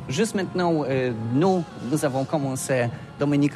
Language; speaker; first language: French; non-native, learner; Polish